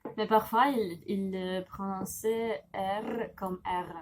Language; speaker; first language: French; non-native, learner; Russian